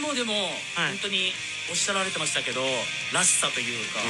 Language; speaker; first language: Japanese; native; Japanese